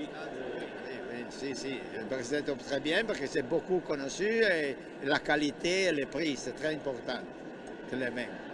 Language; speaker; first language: French; non-native, learner; Italian